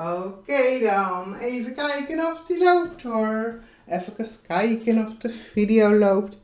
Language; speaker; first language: Dutch; native; Dutch